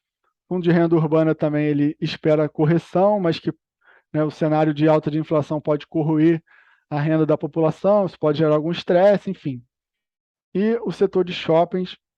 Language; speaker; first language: Portuguese; native; Portuguese